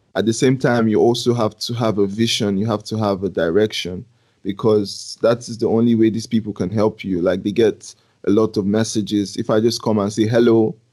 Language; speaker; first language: English; non-native, local second language; Yoruba